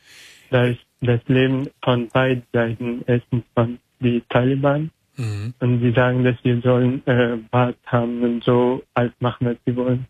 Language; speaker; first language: German; non-native, learner; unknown